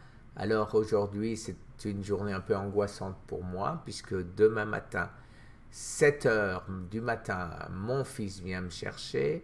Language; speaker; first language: French; native; French